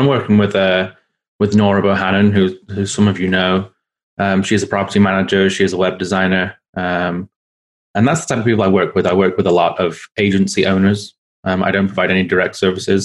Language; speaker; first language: English; native; English